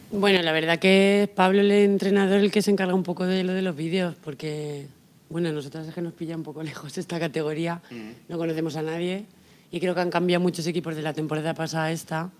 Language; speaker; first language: Spanish; native; Spanish